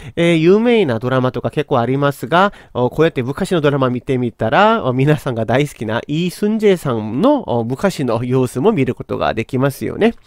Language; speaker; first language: Japanese; non-native, fluent; Korean